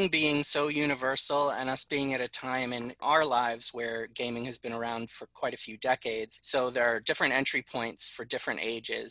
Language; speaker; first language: English; native; English